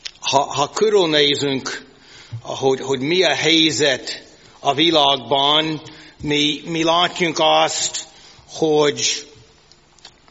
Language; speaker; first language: Hungarian; non-native, fluent; English